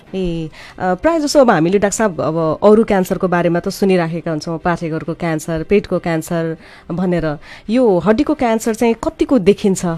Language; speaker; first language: Nepali; native; Nepali